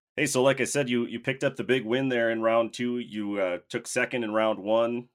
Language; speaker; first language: English; native; English